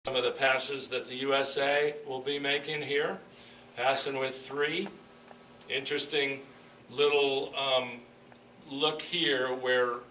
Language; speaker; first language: English; native; English